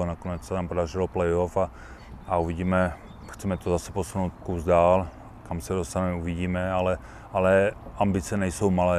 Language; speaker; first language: Czech; native; Czech